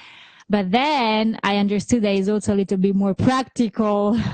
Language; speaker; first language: English; non-native, fluent; Italian